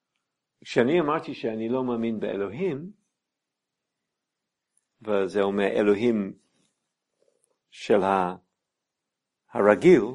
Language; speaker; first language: Hebrew; non-native, fluent; English